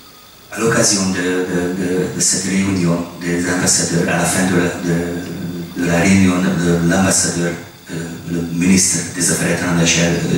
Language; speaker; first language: French; non-native, fluent; Hungarian